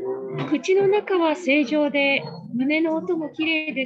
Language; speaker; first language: Japanese; native; Japanese